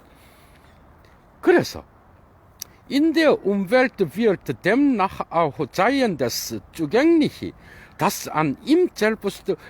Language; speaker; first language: German; non-native, fluent; Korean